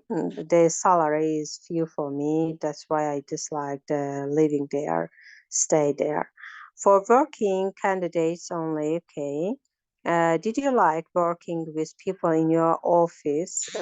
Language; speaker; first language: English; non-native, learner; Azerbaijani